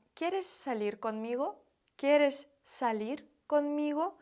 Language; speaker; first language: Spanish; non-native, fluent; Ukrainian